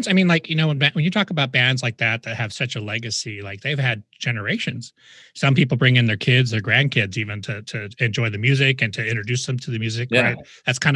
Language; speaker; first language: English; native; English